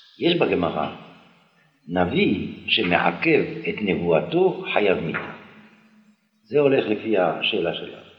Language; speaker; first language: Hebrew; non-native, fluent; French